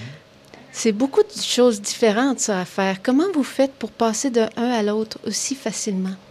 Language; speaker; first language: French; native; French